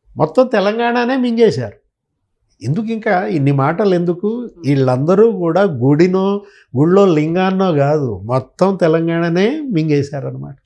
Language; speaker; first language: Telugu; native; Telugu